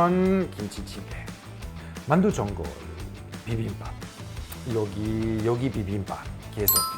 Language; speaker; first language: Korean; non-native, learner; Italian